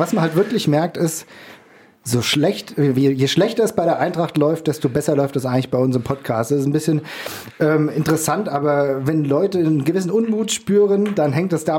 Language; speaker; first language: German; native; German